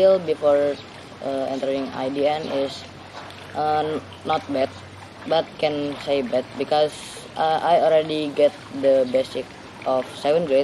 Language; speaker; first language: English; non-native, learner; Indonesian